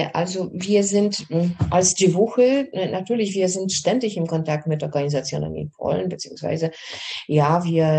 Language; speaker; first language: German; non-native, fluent; Polish